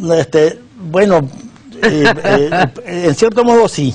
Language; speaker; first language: Spanish; native; Spanish